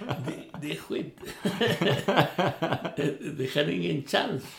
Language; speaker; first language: Swedish; non-native, learner; Spanish